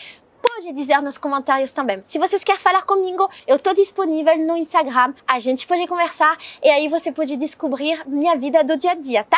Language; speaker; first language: Portuguese; non-native, learner; French